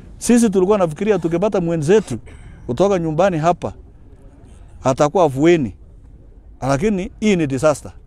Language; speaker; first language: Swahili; non-native, local second language; Kalenjin